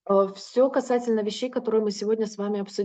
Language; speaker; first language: Russian; native; Russian